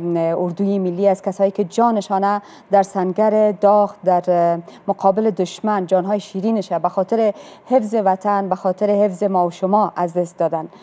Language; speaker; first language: Persian; native; Persian